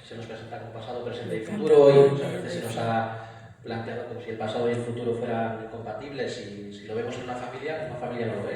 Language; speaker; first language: Spanish; native; Spanish